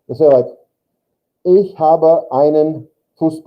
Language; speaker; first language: German; non-native, fluent; English